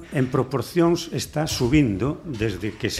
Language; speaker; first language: Galician; native; Galician